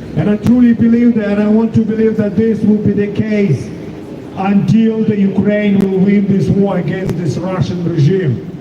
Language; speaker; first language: English; non-native, fluent; Ukrainian